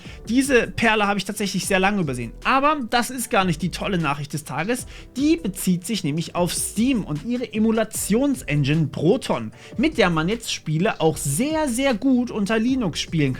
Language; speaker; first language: German; native; German